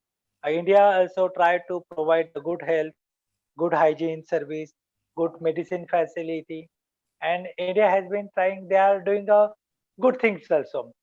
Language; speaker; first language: English; non-native, local second language; Marathi